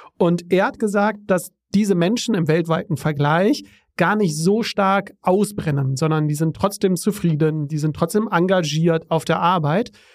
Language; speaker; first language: German; native; German